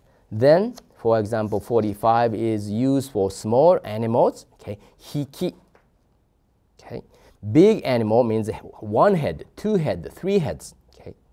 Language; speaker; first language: English; non-native, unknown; Japanese